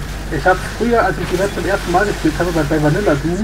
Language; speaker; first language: German; native; German